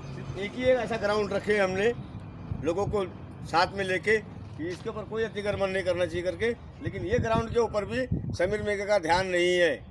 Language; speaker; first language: Hindi; non-native, local second language; Marathi